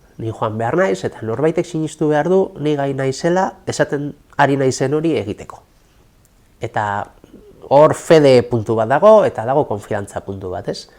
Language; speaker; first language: Basque; non-native, local second language; Spanish